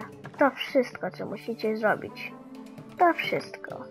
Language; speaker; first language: Polish; early bilingual, heritage; Polish